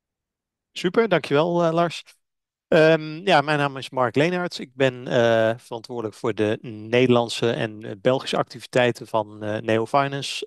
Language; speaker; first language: Dutch; native; Dutch